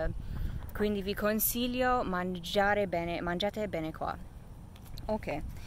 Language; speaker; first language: Italian; non-native, fluent; English